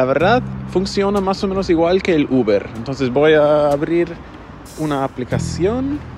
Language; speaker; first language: Spanish; non-native, fluent; English